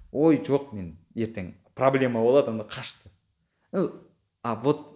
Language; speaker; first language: Kazakh; non-native, local second language; Uzbek